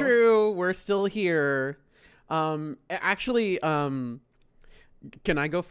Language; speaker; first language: English; native; English